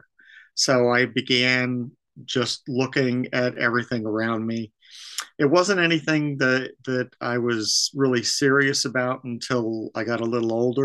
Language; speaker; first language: English; native; English